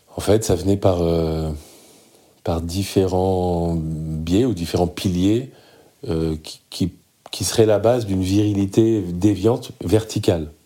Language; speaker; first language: French; early bilingual, other home language; Arabic